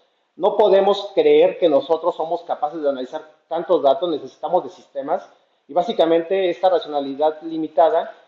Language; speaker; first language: Spanish; native; Spanish